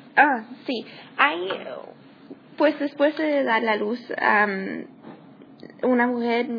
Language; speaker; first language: Spanish; non-native, learner; English